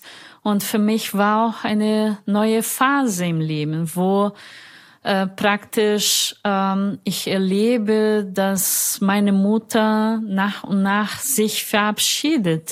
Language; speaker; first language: German; non-native, fluent; Portuguese